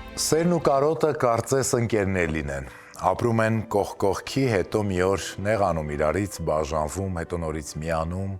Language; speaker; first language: Armenian; native; Armenian